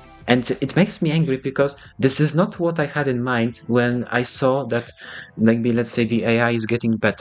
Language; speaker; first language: English; non-native, fluent; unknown